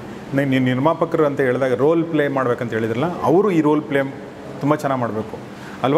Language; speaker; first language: Kannada; native; Kannada